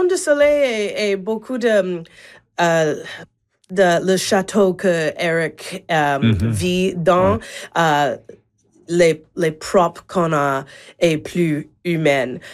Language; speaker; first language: French; non-native, learner; English